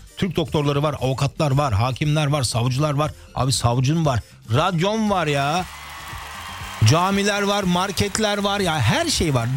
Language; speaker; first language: Turkish; early bilingual, heritage; Turkish